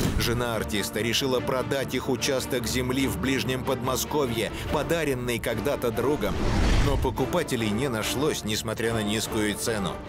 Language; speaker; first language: Russian; native; Russian